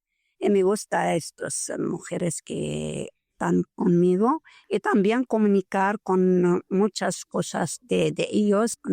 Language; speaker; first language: Spanish; non-native, learner; French